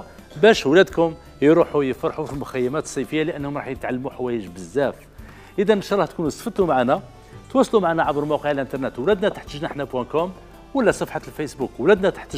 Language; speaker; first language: Arabic; native; Arabic